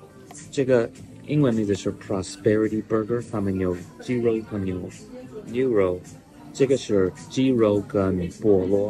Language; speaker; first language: Chinese; non-native, learner; English